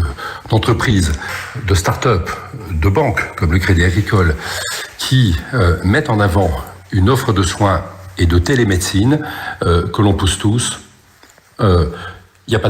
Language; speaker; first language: French; native; French